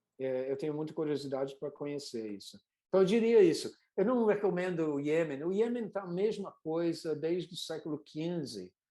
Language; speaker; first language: Portuguese; non-native, fluent; English